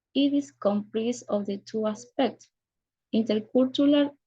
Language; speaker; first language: English; non-native, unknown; Spanish